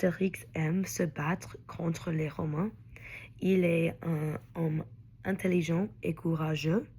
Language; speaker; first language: French; non-native, learner; English